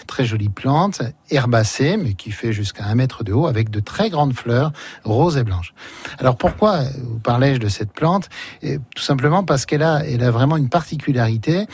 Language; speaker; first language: French; native; French